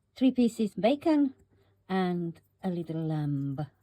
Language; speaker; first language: English; non-native, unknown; Estonian